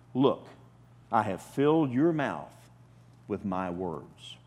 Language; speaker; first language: English; native; English